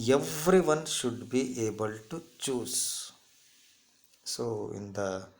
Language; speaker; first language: English; non-native, local second language; Kannada